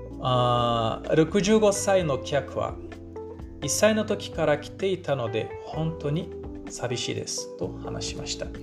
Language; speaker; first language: Japanese; non-native, fluent; Portuguese